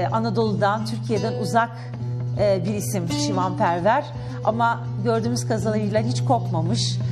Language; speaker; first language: Turkish; native; Turkish